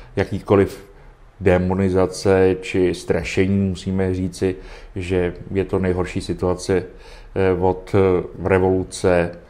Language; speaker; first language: Czech; native; Czech